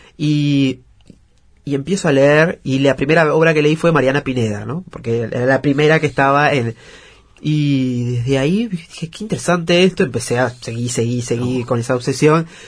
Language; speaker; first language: Spanish; early bilingual, other home language; Portuguese